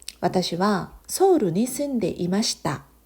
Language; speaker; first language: Japanese; non-native, fluent; Korean